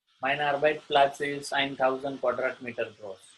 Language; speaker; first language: German; non-native, learner; Gujarati